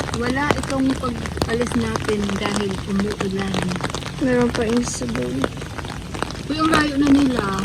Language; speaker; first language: Filipino; non-native, local second language; Waray